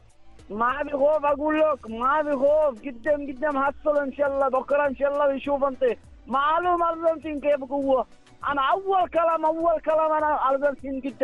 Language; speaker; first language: Arabic; non-native, learner; Bangla